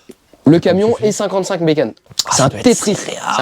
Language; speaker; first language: French; native; French